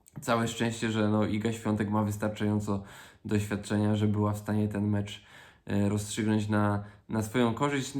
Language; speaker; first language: Polish; native; Polish